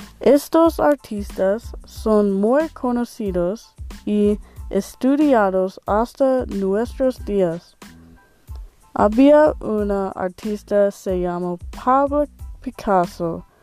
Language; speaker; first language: Spanish; non-native, learner; English